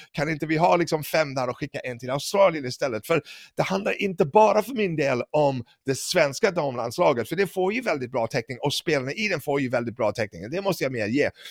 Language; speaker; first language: Swedish; non-native, fluent; English